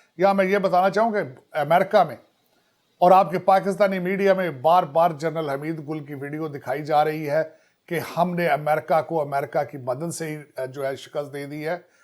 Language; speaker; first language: Urdu; non-native, local second language; Punjabi